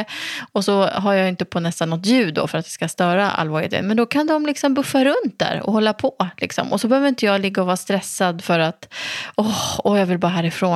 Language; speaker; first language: Swedish; native; Swedish